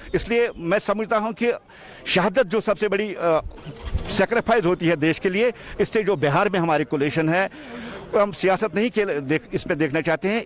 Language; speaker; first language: Hindi; non-native, local second language; Kashmiri